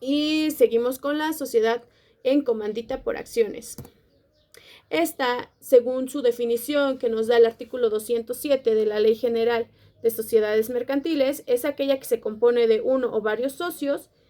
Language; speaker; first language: Spanish; native; Spanish